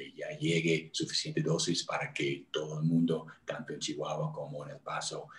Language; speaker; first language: Spanish; non-native, fluent; English